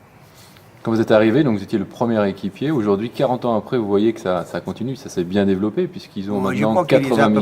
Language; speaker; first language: French; native; French